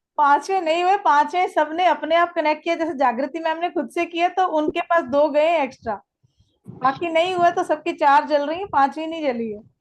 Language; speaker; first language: Hindi; native; Hindi